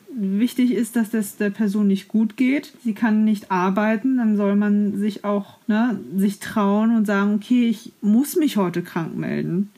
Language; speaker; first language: German; native; German